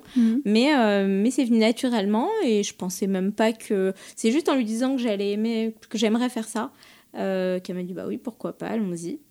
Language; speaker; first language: French; native; French